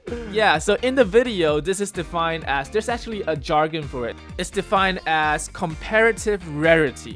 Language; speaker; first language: English; early bilingual, other home language; Chinese